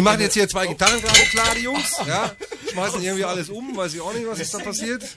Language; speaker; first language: German; native; German